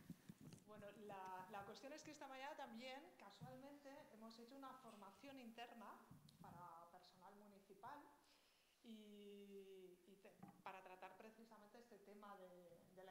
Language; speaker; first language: Spanish; native; Spanish